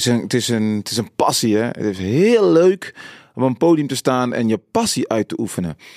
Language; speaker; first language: Dutch; native; Dutch